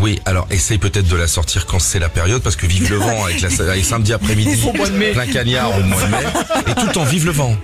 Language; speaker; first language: French; native; French